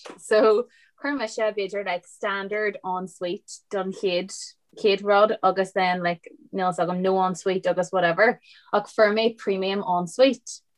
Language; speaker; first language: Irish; non-native, local second language; English